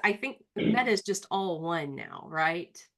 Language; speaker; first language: English; native; English